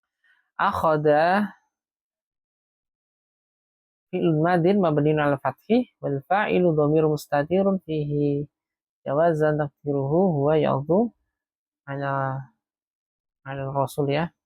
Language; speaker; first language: Arabic; non-native, fluent; Indonesian